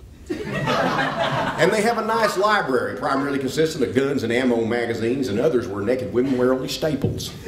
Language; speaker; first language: English; native; English